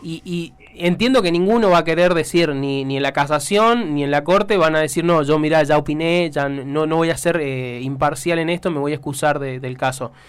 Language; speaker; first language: Spanish; native; Spanish